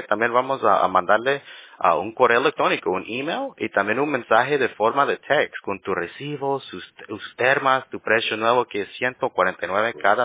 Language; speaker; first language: Spanish; early bilingual, heritage; Spanish